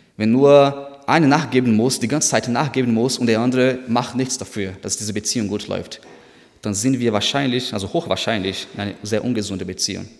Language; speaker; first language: German; non-native, fluent; Portuguese